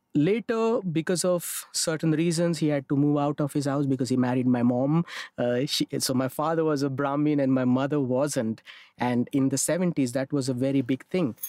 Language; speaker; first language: English; non-native, local second language; Marathi